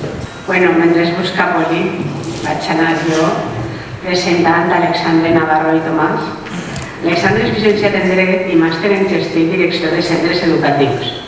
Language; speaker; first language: Catalan; native; Catalan